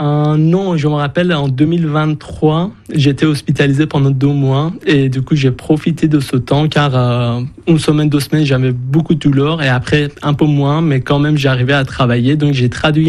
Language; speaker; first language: French; non-native, fluent; Persian